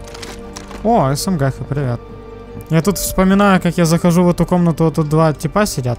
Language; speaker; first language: Russian; native; Russian